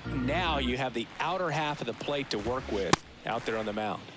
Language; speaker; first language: English; native; English